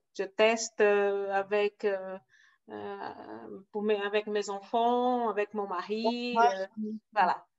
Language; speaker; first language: French; non-native, fluent; Portuguese